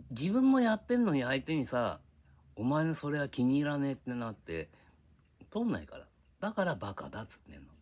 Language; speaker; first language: Japanese; native; Japanese